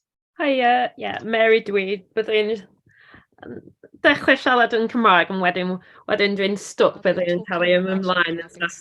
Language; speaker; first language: Welsh; non-native, learner; English